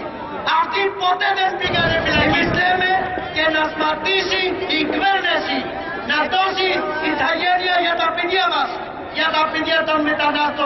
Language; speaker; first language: Greek; non-native, fluent; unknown